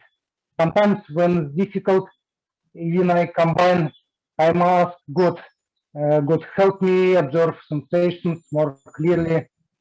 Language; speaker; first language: English; non-native, learner; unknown